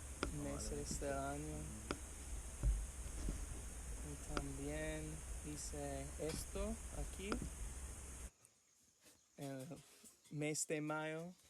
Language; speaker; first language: Spanish; non-native, fluent; English